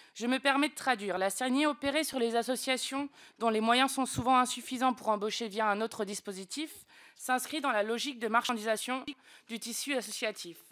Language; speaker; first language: French; native; French